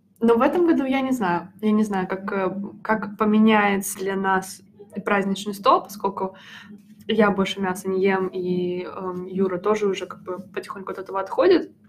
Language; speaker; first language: Russian; native; Russian